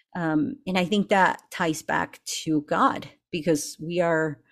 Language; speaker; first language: English; early bilingual, other home language; Spanish